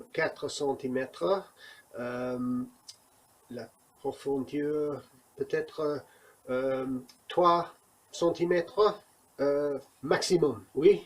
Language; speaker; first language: French; non-native, learner; English